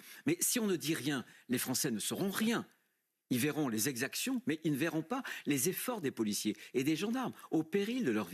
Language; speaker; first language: French; native; French